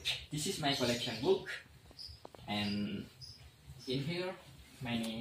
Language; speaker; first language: English; non-native, learner; Indonesian